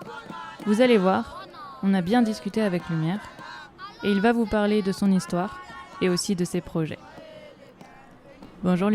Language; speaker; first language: French; native; French